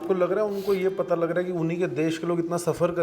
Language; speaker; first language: Hindi; native; Hindi